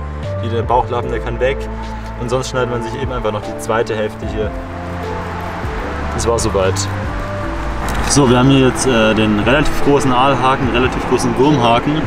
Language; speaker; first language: German; native; German